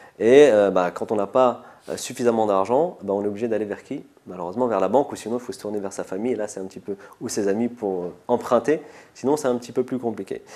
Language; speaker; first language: French; early bilingual, other home language; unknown